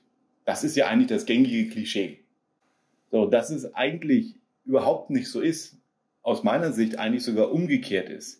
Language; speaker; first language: German; native; German